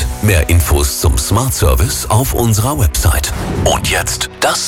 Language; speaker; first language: German; native; German